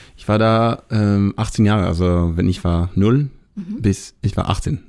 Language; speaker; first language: German; non-native, learner; Hebrew